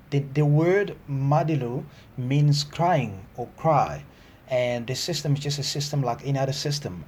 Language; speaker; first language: English; non-native, fluent; Lingala